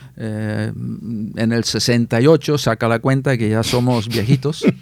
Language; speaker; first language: Spanish; non-native, fluent; Dutch